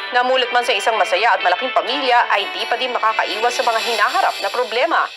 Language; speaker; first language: Filipino; native; Filipino